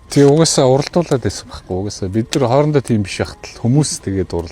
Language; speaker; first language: Mongolian; native; Mongolian